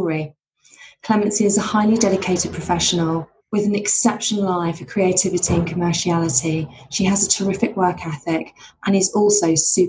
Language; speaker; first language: English; native; English